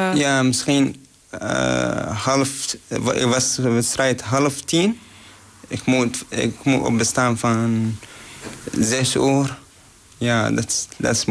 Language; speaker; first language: Dutch; non-native, learner; Arabic